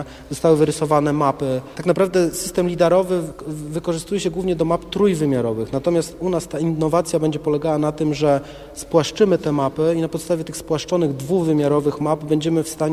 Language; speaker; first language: Polish; native; Polish